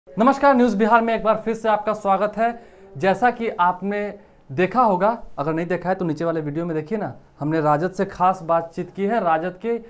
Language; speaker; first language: Hindi; native; Hindi